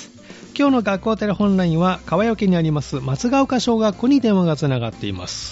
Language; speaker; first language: Japanese; native; Japanese